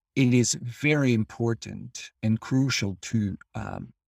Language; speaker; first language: English; non-native, fluent; Albanian